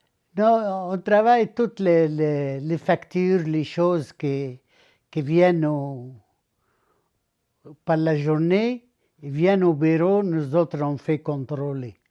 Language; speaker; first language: French; non-native, learner; Arabic